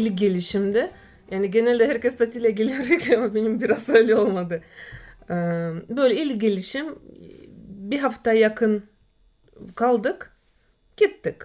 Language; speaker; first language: Turkish; non-native, fluent; Russian